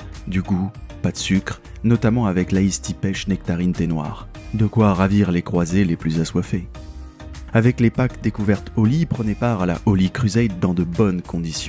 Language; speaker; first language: French; native; French